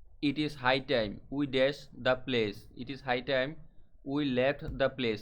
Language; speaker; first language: English; non-native, local second language; Bangla